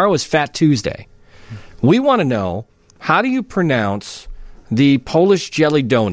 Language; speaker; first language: English; native; English